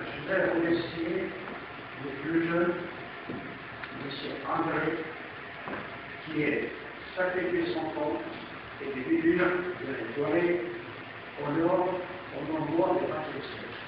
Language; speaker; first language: French; non-native, fluent; Serbian